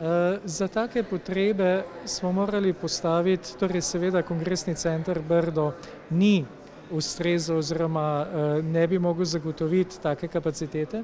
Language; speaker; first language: Slovenian; native; Slovenian